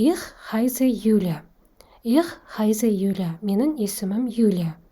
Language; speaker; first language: German; non-native, fluent; Kazakh